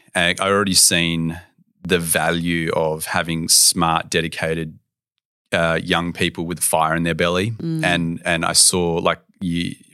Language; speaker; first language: English; native; English